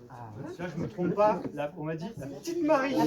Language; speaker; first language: French; native; French